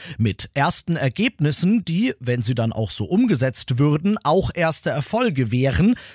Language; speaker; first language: German; native; German